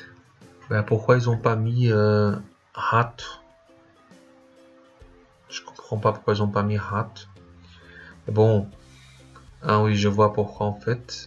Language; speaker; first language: French; non-native, fluent; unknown